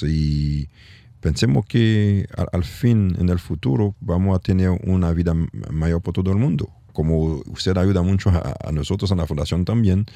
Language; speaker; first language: Spanish; non-native, learner; French